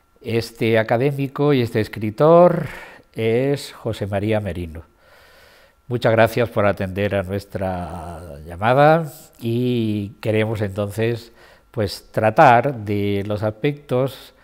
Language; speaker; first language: Spanish; native; Spanish